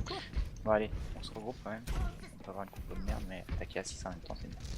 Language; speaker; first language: French; native; French